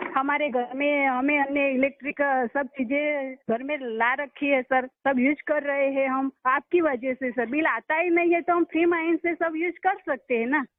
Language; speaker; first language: Hindi; non-native, local second language; Gujarati